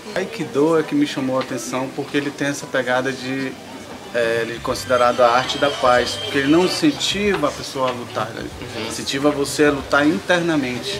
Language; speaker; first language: Portuguese; native; Portuguese